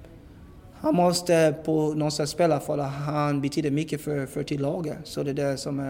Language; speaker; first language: Swedish; non-native, fluent; English